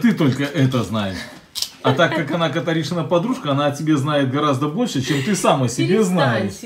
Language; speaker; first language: Russian; native; Russian